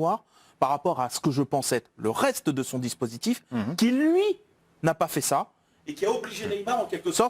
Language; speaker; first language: French; native; French